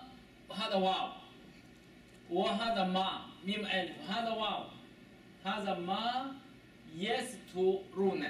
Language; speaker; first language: Arabic; non-native, learner; Chinese